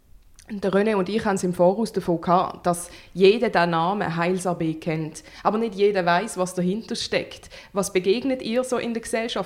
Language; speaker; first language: German; native; German